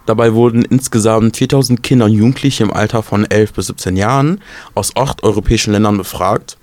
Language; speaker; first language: German; native; German